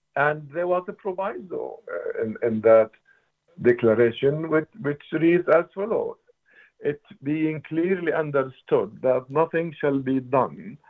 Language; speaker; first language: English; non-native, fluent; Arabic